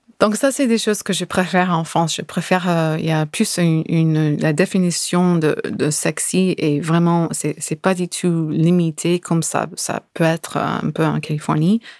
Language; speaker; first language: French; non-native, fluent; English